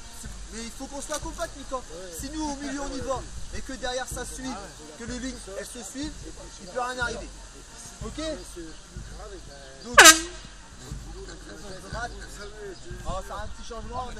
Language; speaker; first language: French; native; French